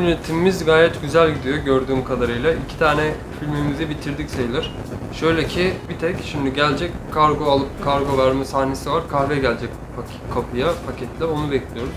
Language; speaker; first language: Turkish; native; Turkish